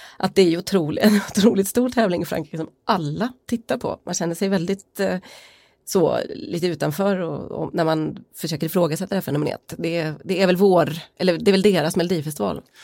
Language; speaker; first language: Swedish; native; Swedish